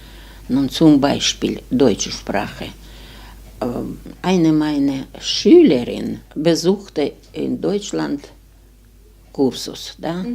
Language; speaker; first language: German; non-native, learner; Ukrainian